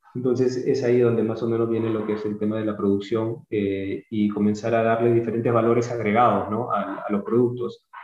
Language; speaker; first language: Spanish; early bilingual, heritage; Spanish